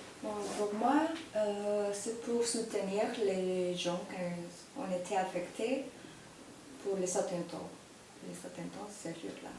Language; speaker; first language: French; non-native, learner; Spanish